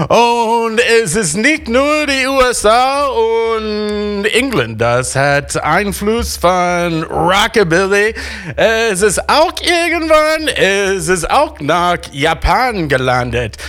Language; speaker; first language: German; non-native, fluent; English